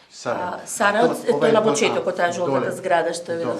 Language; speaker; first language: Macedonian; native; Macedonian